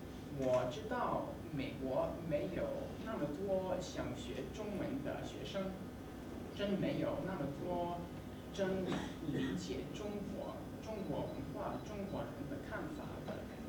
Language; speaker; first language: Chinese; non-native, learner; English